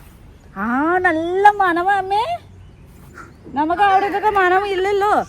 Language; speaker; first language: Malayalam; non-native, learner; Nepali